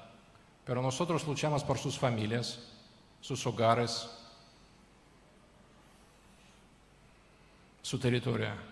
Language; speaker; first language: Spanish; non-native, learner; Ukrainian